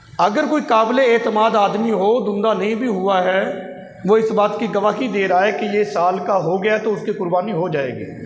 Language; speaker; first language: Urdu; non-native, local second language; Punjabi